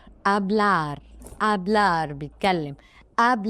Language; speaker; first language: Spanish; non-native, learner; Arabic